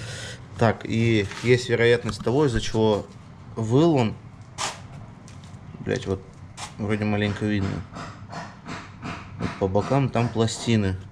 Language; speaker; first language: Russian; native; Russian